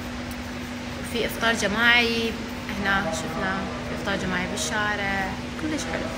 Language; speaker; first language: Arabic; non-native, fluent; Persian